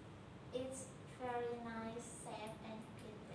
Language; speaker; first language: English; non-native, learner; Indonesian